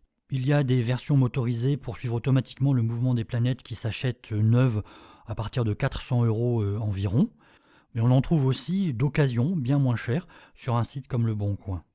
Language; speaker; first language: French; native; French